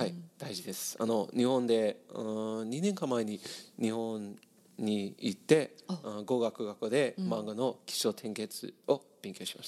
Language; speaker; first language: Japanese; non-native, learner; English